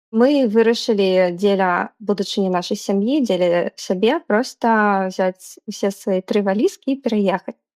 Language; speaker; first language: Belarusian; non-native, local second language; Russian